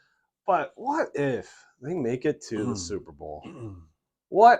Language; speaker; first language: English; native; English